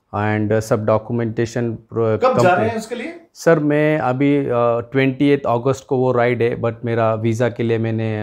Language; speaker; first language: Hindi; non-native, local second language; Marathi